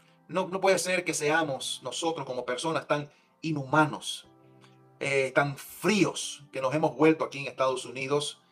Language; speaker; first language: Spanish; early bilingual, heritage; Spanish